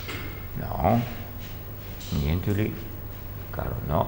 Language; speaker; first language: Italian; non-native, learner; Russian